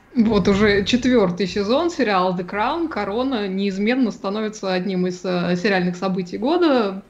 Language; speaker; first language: Russian; native; Russian